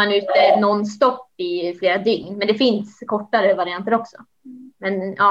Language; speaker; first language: Swedish; native; Swedish